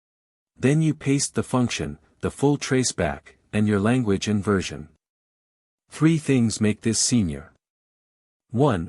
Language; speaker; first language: English; native; English